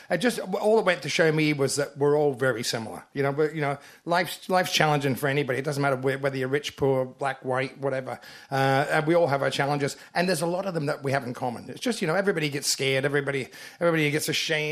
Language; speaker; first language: English; native; English